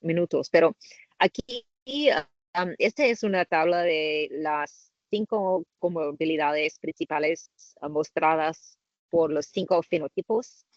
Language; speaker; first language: Spanish; non-native, learner; English